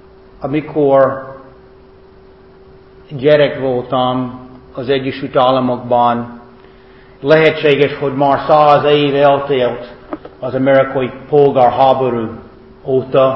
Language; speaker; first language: Hungarian; non-native, fluent; English